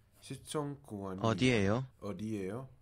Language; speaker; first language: Korean; non-native, learner; English